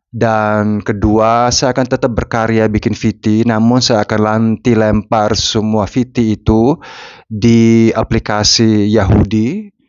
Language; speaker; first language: Indonesian; non-native, fluent; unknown